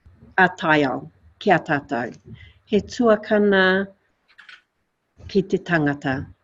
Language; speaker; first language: Māori; non-native, local second language; English